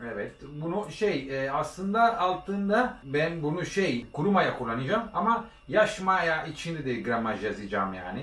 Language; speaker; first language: Turkish; non-native, learner; Italian